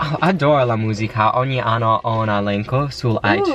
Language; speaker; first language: Italian; non-native, learner; English